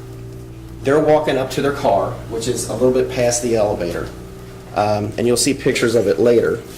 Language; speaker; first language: English; native; English